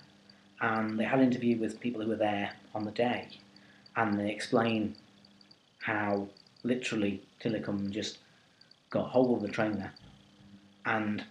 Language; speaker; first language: English; native; English